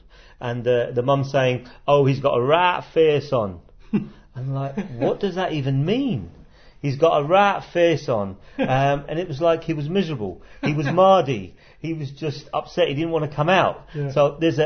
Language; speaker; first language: English; native; English